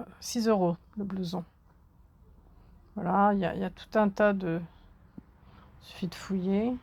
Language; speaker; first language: French; native; French